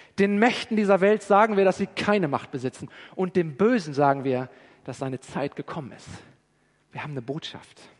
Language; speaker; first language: German; native; German